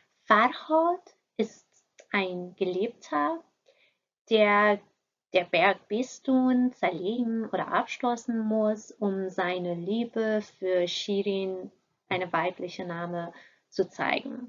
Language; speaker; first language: German; non-native, fluent; Persian